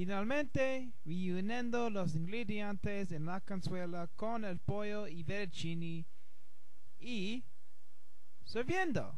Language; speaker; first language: Spanish; non-native, learner; English